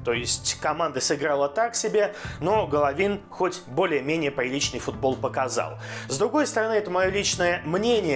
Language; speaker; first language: Russian; native; Russian